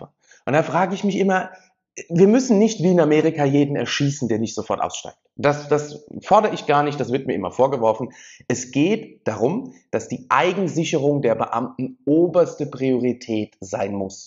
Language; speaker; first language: German; native; German